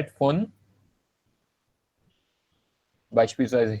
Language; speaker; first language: German; non-native, learner; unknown